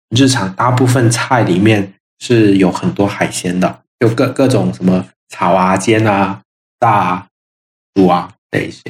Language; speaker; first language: Chinese; non-native, local second language; Min Nan Chinese